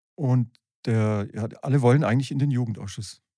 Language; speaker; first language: German; native; German